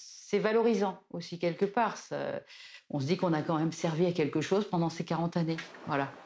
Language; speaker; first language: French; native; French